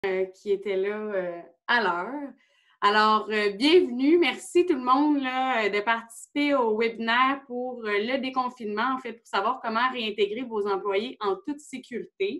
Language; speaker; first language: French; native; French